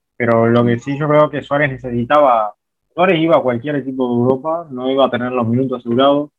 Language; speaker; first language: Spanish; native; Spanish